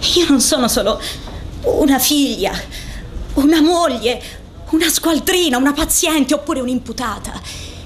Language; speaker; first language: Italian; native; Italian